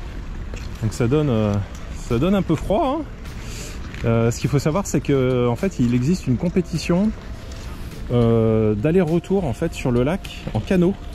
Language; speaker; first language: French; native; French